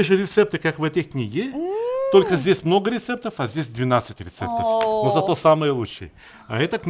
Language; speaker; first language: Russian; native; Russian